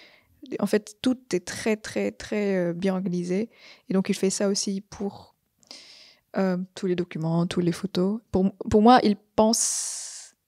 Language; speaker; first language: French; non-native, fluent; Vietnamese